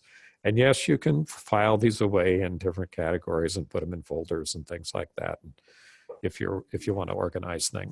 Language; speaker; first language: English; native; English